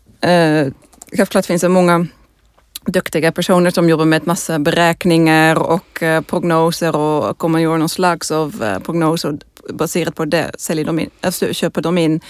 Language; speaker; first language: Swedish; non-native, fluent; Dutch